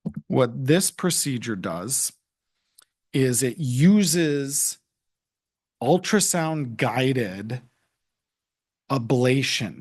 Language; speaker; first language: English; native; English